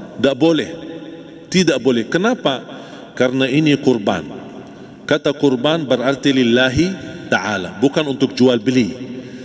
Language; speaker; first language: Malay; non-native, fluent; Arabic